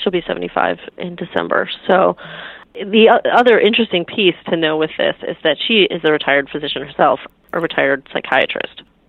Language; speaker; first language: English; native; English